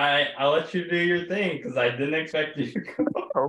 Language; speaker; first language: English; native; English